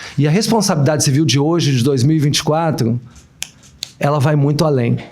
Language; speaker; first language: Portuguese; native; Portuguese